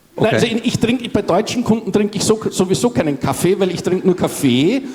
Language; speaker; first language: German; native; German